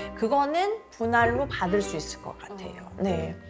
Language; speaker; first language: Korean; native; Korean